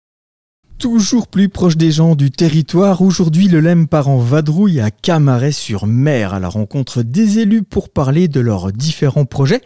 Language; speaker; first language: French; native; French